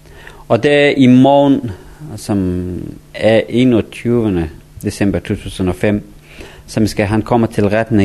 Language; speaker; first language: Danish; non-native, learner; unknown